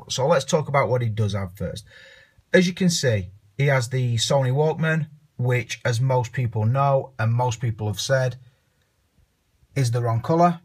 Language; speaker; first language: English; native; English